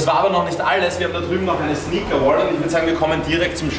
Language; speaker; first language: German; native; German